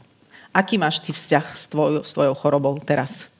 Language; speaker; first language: Slovak; native; Slovak